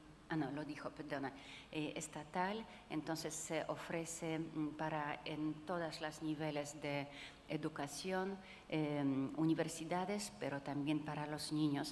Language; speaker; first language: Spanish; non-native, fluent; Polish